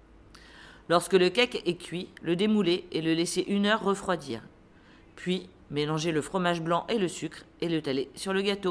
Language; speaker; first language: French; native; French